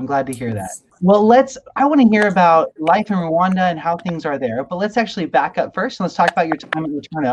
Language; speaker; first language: English; native; English